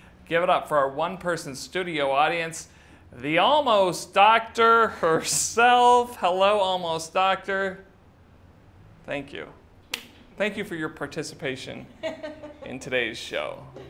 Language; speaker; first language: English; native; English